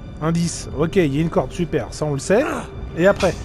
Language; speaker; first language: French; native; French